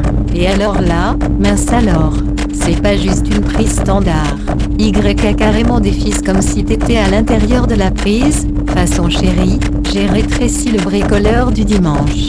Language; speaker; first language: French; native; French